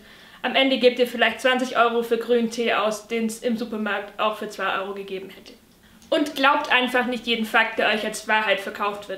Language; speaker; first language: German; native; German